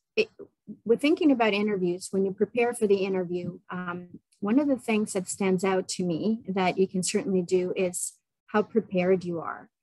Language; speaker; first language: English; non-native, fluent; Ukrainian